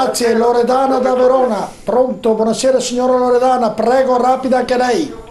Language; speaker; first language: Italian; native; Italian